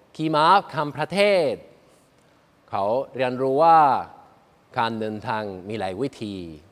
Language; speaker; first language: Thai; non-native, learner; Spanish